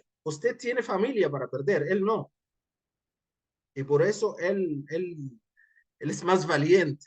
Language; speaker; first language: Spanish; non-native, fluent; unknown